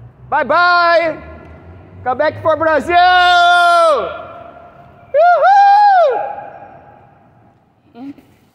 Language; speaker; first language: English; non-native, learner; Portuguese